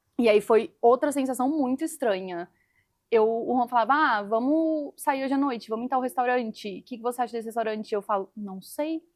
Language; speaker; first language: Portuguese; native; Portuguese